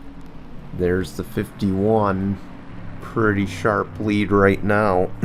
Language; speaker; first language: English; native; English